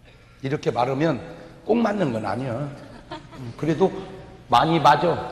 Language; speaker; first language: Korean; native; Korean